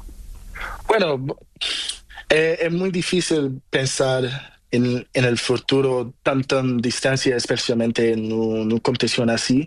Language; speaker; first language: Spanish; non-native, learner; Portuguese